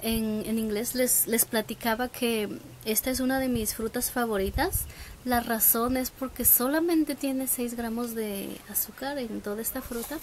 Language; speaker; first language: Spanish; early bilingual, heritage; Spanish